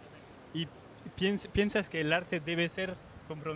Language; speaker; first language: Spanish; non-native, fluent; French